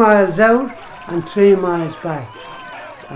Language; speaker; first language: English; native; English